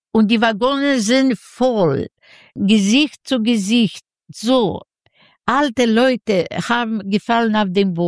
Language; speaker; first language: German; non-native, fluent; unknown